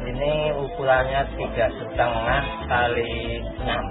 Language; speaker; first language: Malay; non-native, local second language; Javanese